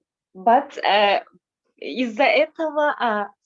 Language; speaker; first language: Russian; non-native, fluent; Turkish